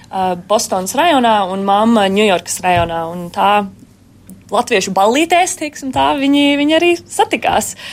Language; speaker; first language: Latvian; early bilingual, heritage; Latvian